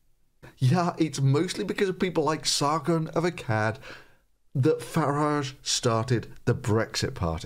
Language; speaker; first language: English; native; English